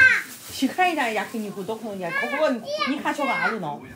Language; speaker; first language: Chinese; native; Chinese